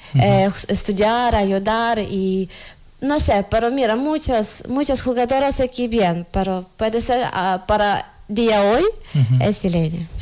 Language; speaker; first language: Spanish; non-native, learner; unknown